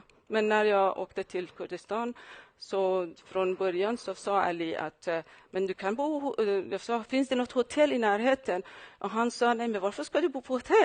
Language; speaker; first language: Swedish; non-native, fluent; Persian